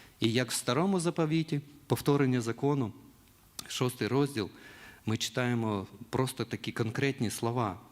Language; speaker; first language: Ukrainian; native; Ukrainian